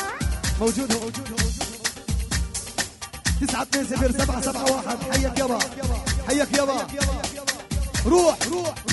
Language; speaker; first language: Arabic; native; Arabic